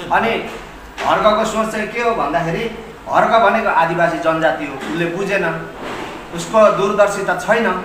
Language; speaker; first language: Nepali; non-native, local second language; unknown